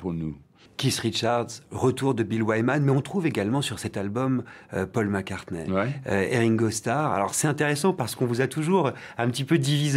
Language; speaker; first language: French; native; French